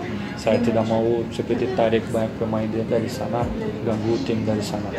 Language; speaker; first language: Indonesian; non-native, fluent; Portuguese